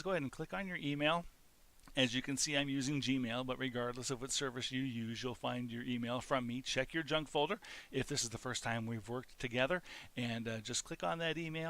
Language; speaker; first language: English; native; English